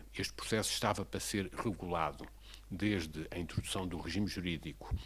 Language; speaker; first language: Portuguese; native; Portuguese